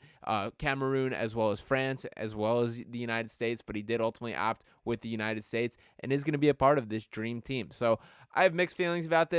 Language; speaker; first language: English; native; English